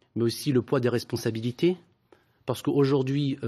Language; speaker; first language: French; native; French